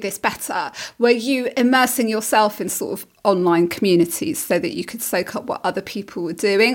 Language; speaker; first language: English; native; English